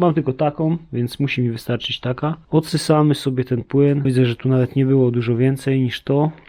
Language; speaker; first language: Polish; native; Polish